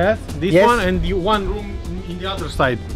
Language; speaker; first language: English; non-native, learner; Romanian